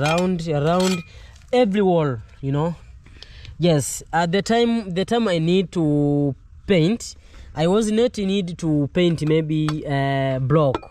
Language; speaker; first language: English; non-native, learner; Swahili